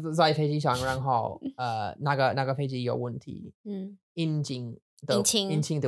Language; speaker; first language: Chinese; non-native, learner; English